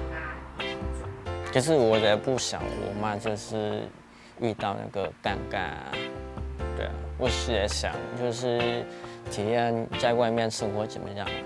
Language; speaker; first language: Chinese; non-native, fluent; Vietnamese